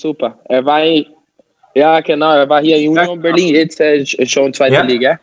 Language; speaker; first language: German; non-native, learner; Portuguese